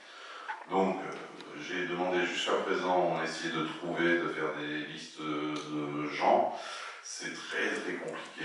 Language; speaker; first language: French; native; French